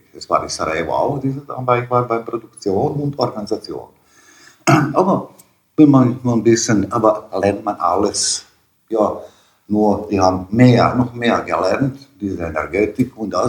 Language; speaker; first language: German; non-native, learner; Bosnian